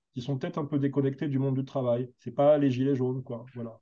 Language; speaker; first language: French; native; French